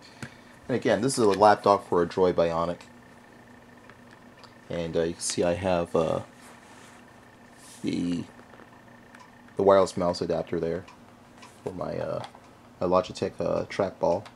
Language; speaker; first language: English; native; English